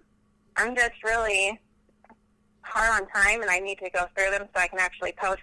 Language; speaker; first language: English; native; English